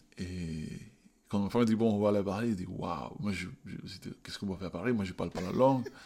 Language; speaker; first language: French; non-native, fluent; Spanish